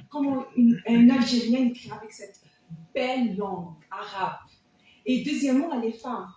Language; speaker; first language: French; non-native, local second language; Arabic